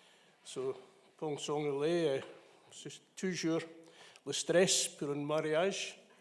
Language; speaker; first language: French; non-native, fluent; English